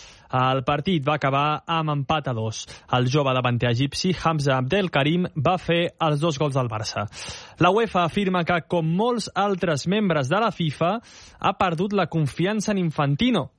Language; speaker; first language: Catalan; native; Catalan